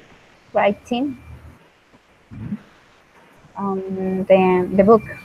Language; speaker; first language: English; non-native, learner; Spanish